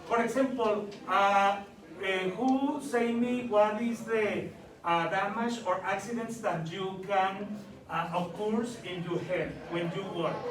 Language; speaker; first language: English; non-native, learner; Spanish